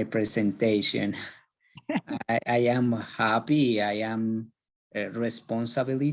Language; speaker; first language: English; non-native, learner; Spanish